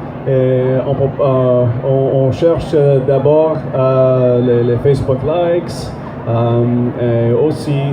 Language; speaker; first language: French; non-native, learner; English